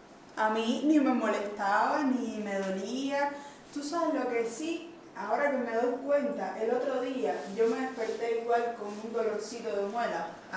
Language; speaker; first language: Spanish; native; Spanish